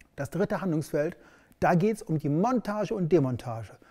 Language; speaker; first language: German; native; German